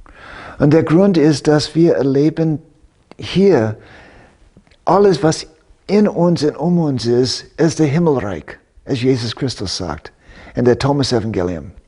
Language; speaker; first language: German; non-native, fluent; English